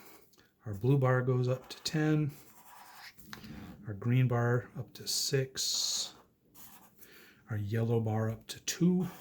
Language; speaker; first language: English; native; English